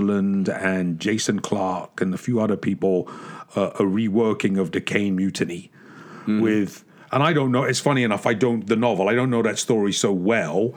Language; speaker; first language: English; native; English